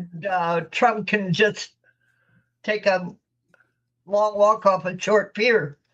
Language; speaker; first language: English; native; English